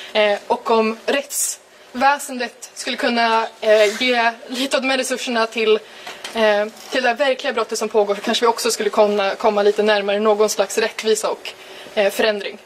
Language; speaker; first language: Swedish; native; Swedish